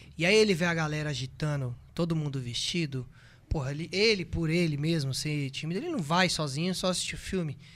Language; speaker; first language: Portuguese; native; Portuguese